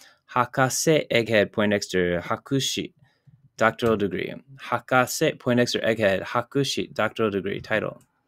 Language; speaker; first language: English; native; English